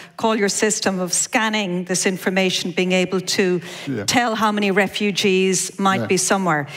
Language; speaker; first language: English; native; English